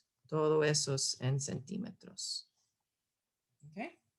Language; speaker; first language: Spanish; non-native, fluent; English